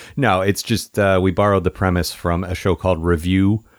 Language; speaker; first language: English; native; English